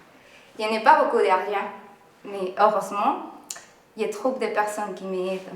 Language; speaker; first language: French; non-native, learner; Spanish